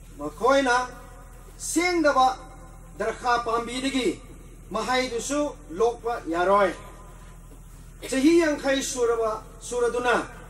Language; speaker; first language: Manipuri; non-native, local second language; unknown